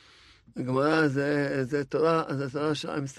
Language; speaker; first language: Hebrew; non-native, fluent; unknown